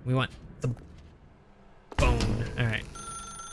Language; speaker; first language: English; native; English